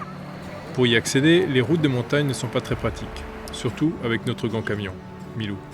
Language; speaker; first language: French; native; French